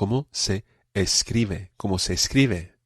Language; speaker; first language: Spanish; non-native, fluent; English